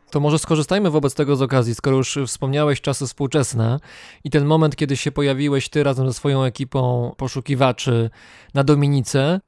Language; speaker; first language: Polish; native; Polish